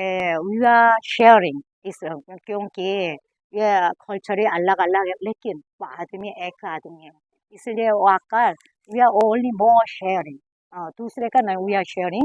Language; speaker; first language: Hindi; non-native, learner; Korean